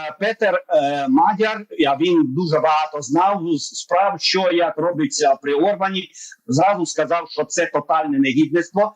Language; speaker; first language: Ukrainian; non-native, local second language; Hungarian